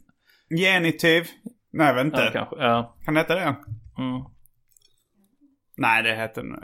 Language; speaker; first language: Swedish; native; Swedish